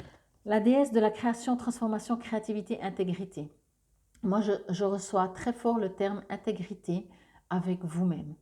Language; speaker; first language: French; native; French